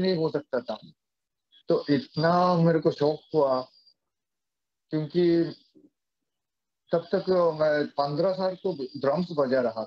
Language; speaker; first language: Hindi; non-native, fluent; Japanese